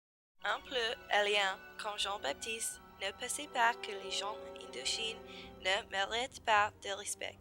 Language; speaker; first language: French; non-native, learner; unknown